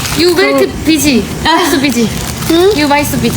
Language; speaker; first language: English; non-native, learner; Thai